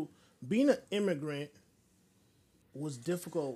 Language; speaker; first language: English; non-native, fluent; French